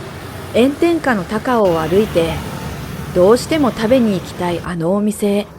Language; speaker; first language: Japanese; native; Japanese